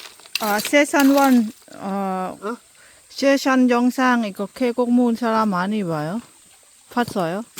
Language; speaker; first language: Korean; non-native, learner; Lao